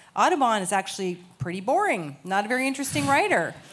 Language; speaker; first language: English; native; English